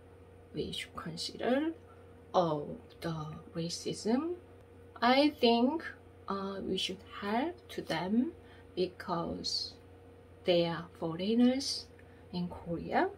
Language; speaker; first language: English; non-native, learner; Korean